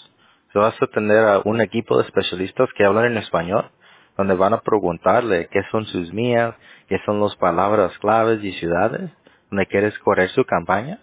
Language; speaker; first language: Spanish; early bilingual, heritage; Spanish